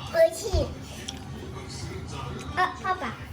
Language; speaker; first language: Japanese; early bilingual, heritage; Japanese